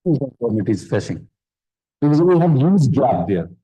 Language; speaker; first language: English; non-native, local second language; Nepali